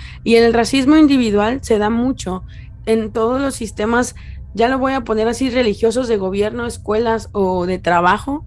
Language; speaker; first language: Spanish; native; Spanish